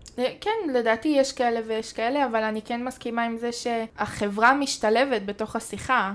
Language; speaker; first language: Hebrew; native; Hebrew